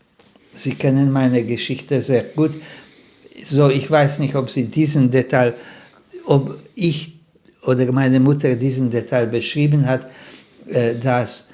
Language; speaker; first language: German; non-native, fluent; Slovak